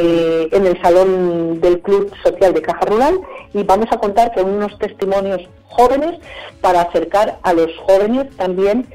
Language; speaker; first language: Spanish; native; Spanish